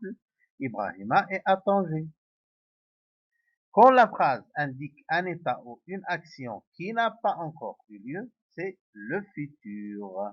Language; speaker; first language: French; non-native, local second language; Arabic